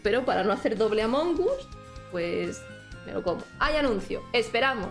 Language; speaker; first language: Spanish; native; Spanish